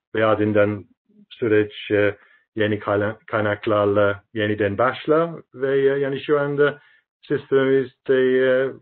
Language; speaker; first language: Turkish; non-native, learner; English